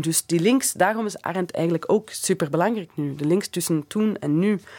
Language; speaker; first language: Dutch; non-native, fluent; English